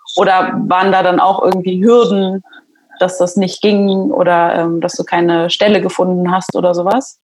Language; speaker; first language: German; native; German